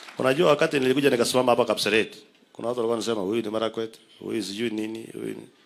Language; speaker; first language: Swahili; non-native, local second language; Kalenjin